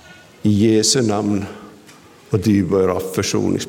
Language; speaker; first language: Swedish; non-native, local second language; Finnish